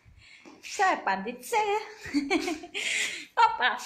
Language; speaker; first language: Turkish; non-native, learner; Serbian